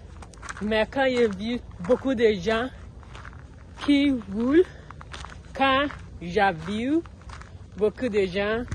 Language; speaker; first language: French; non-native, learner; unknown